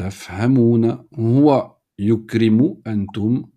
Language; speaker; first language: Arabic; non-native, fluent; French